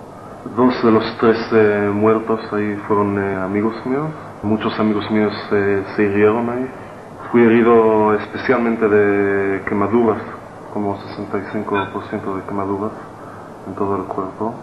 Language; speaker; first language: Spanish; non-native, learner; Hebrew